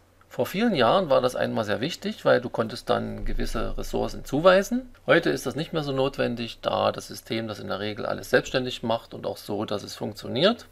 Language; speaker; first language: German; native; German